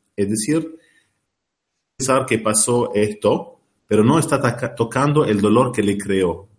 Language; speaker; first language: Spanish; non-native, learner; Arabic